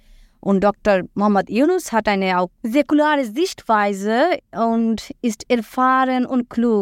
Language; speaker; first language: German; non-native, fluent; Bangla